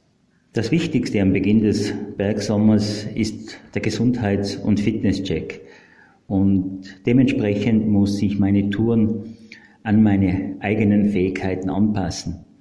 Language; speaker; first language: German; native; German